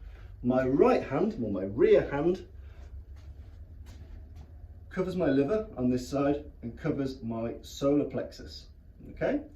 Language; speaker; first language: English; native; English